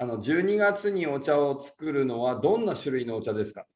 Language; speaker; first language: Japanese; native; Japanese